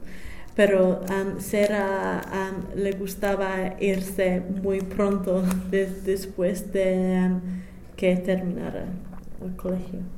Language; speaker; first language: Spanish; non-native, fluent; English